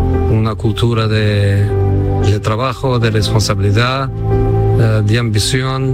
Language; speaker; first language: Spanish; non-native, fluent; Portuguese